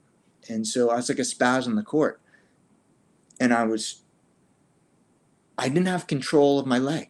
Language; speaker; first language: English; native; English